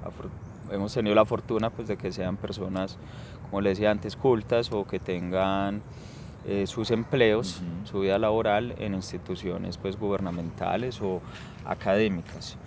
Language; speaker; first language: Spanish; native; Spanish